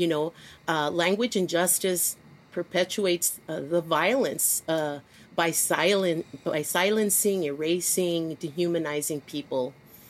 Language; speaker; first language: English; native; English